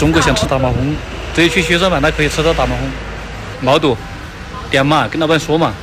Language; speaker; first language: Chinese; native; Chinese